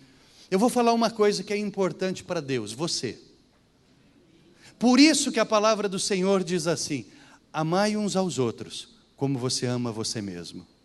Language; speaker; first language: Portuguese; native; Portuguese